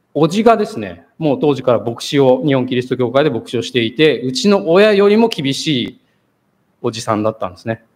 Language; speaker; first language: Japanese; native; Japanese